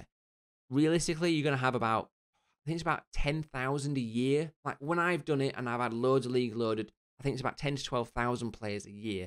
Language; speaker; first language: English; native; English